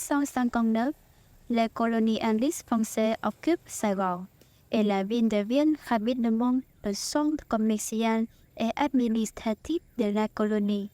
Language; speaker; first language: French; non-native, fluent; Vietnamese